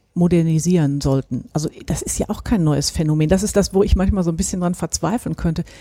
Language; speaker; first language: German; native; German